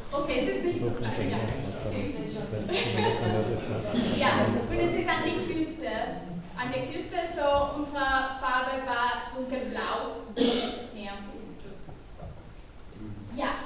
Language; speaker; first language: German; non-native, learner; Catalan